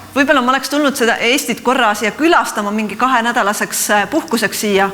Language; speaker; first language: Estonian; native; Estonian